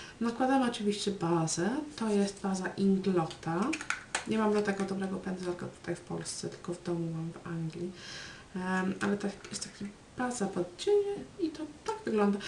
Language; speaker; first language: Polish; early bilingual, heritage; Polish